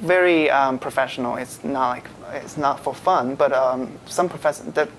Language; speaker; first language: English; non-native, fluent; Chinese